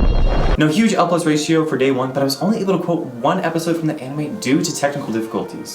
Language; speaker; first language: English; native; English